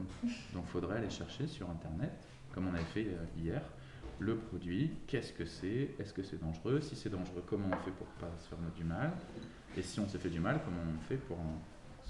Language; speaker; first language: French; native; French